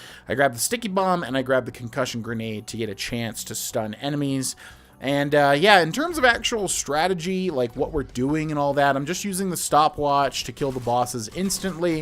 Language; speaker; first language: English; native; English